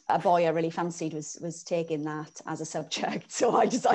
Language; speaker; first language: English; native; English